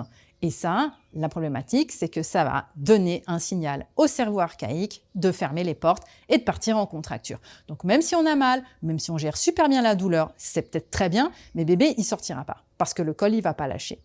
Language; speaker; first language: French; native; French